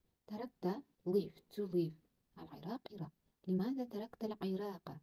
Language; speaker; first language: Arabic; non-native, learner; Kazakh